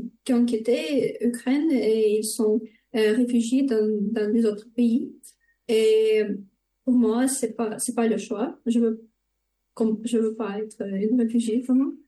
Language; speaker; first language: French; non-native, fluent; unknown